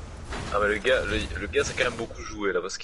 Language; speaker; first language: French; native; French